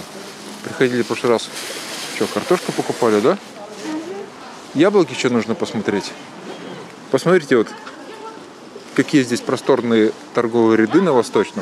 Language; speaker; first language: Russian; native; Russian